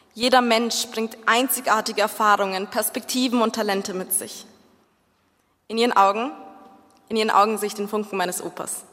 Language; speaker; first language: German; early bilingual, other home language; Zaza